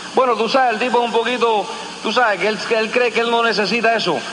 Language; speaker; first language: Spanish; early bilingual, heritage; Spanish